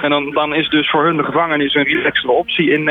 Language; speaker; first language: Dutch; native; Dutch